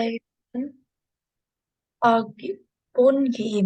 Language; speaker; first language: English; non-native, learner; Vietnamese